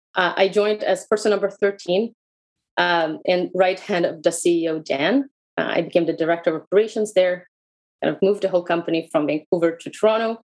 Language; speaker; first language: English; non-native, fluent; Hebrew